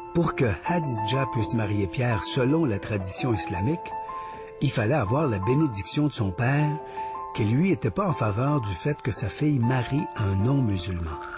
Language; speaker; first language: French; native; French